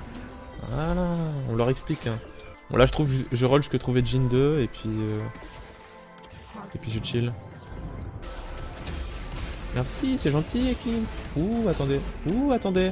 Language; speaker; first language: French; native; French